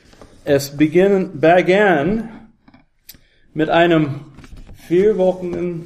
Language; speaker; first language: German; non-native, learner; English